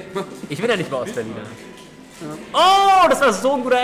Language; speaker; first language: German; native; German